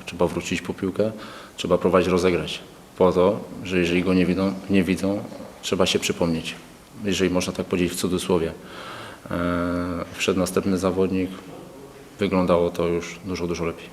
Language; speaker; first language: Polish; native; Polish